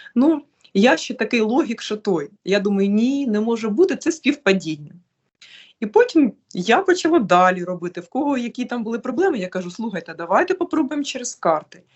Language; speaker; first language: Ukrainian; native; Ukrainian